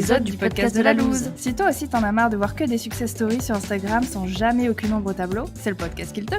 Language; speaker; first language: French; native; French